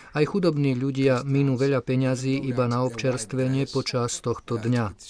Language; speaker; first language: Slovak; native; Slovak